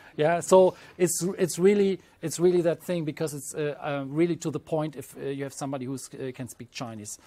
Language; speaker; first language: English; non-native, fluent; German